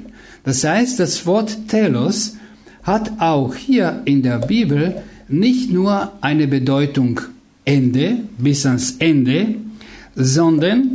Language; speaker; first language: German; non-native, fluent; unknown